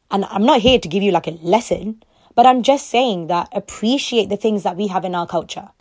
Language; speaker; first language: English; early bilingual, other home language; Tamil